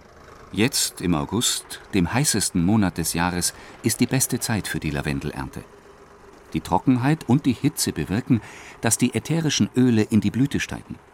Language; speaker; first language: German; native; German